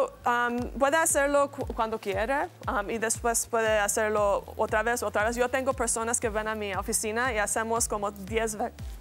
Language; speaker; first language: Spanish; non-native, learner; English